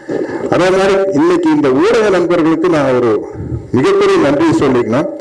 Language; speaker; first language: Tamil; native; Tamil